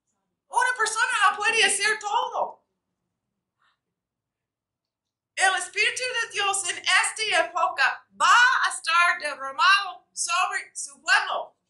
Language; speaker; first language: Spanish; non-native, fluent; English